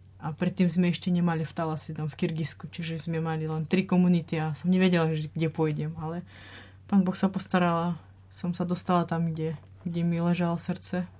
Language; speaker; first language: Slovak; non-native, fluent; Russian